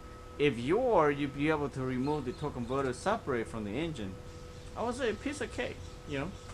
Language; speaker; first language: English; non-native, fluent; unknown